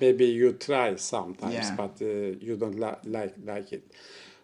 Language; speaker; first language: English; non-native, learner; Turkish